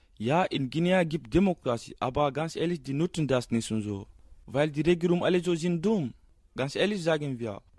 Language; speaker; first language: German; non-native, learner; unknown